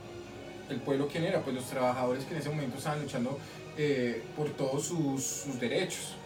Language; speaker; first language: Spanish; native; Spanish